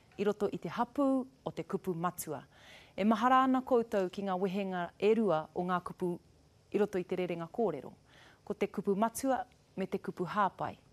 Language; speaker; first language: Māori; non-native, local second language; English